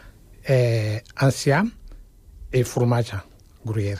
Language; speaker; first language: Catalan; non-native, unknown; Wolof